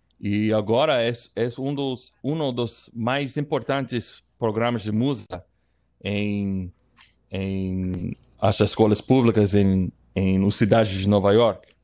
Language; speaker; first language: Portuguese; non-native, learner; English